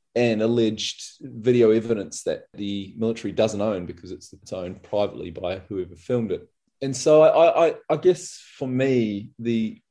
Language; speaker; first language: English; native; English